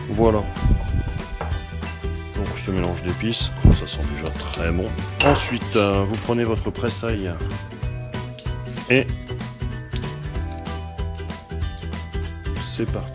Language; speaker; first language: French; native; French